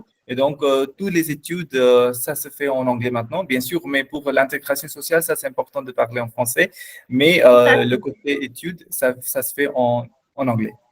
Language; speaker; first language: French; non-native, fluent; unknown